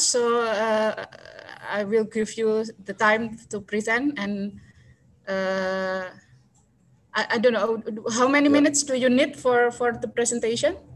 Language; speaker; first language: English; non-native, fluent; Indonesian